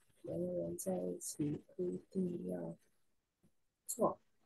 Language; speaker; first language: Chinese; non-native, learner; Vietnamese